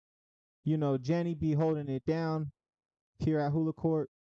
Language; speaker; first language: English; native; English